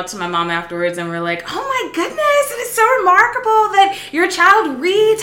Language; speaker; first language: English; native; English